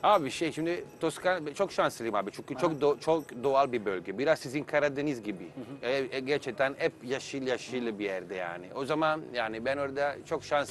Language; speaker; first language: Turkish; non-native, learner; Italian